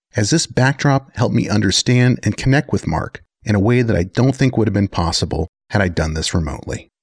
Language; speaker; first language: English; native; English